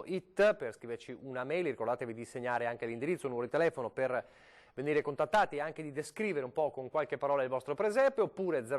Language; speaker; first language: Italian; native; Italian